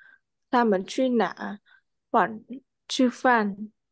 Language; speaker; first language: Chinese; non-native, learner; Vietnamese